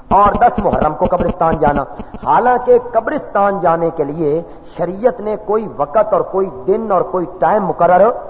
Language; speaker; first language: Urdu; non-native, local second language; Punjabi